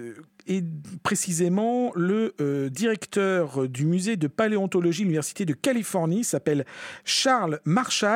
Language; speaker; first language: French; native; French